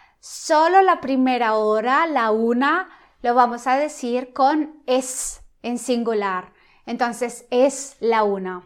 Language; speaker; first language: Spanish; non-native, fluent; Italian